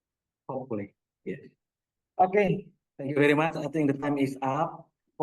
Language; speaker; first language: English; non-native, local second language; Indonesian